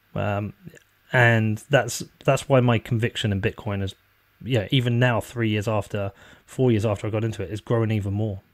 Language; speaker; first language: English; native; English